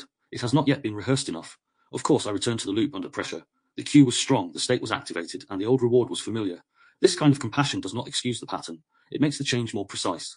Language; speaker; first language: English; native; English